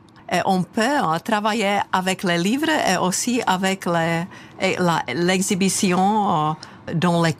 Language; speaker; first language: French; non-native, fluent; Czech